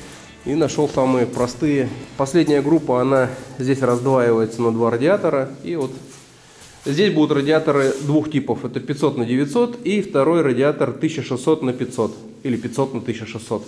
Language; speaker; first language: Russian; native; Russian